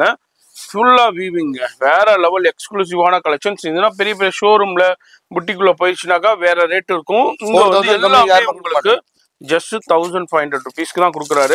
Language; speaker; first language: Tamil; native; Tamil